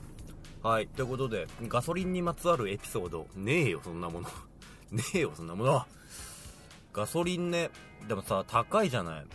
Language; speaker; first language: Japanese; native; Japanese